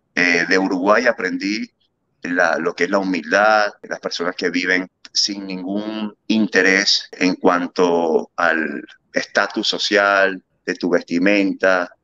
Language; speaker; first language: Spanish; early bilingual, other home language; German